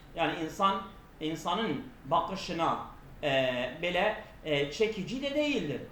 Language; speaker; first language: Turkish; non-native, local second language; Kurdish